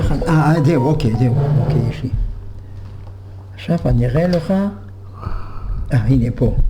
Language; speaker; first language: Hebrew; non-native, fluent; French